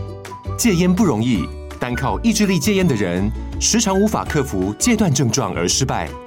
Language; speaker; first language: Chinese; native; Chinese